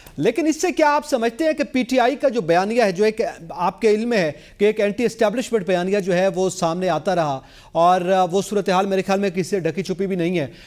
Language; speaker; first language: Urdu; native; Urdu